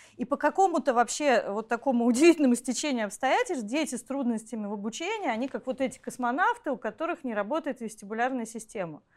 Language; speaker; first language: Russian; native; Russian